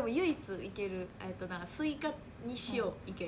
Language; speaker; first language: Japanese; native; Japanese